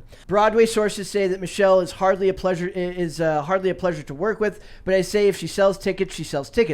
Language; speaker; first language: English; native; English